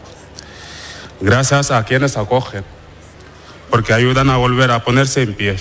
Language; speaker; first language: Spanish; non-native, fluent; Wolof